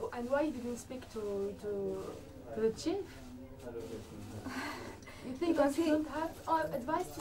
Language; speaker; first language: English; non-native, learner; French